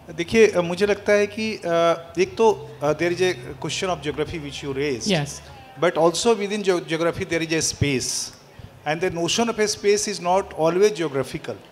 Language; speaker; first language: Hindi; native; Hindi